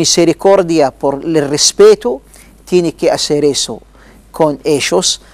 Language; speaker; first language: Spanish; non-native, learner; Arabic